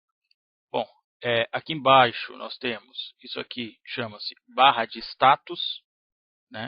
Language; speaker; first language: Portuguese; native; Portuguese